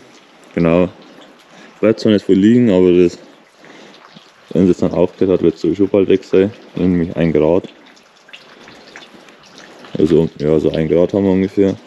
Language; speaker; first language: German; native; German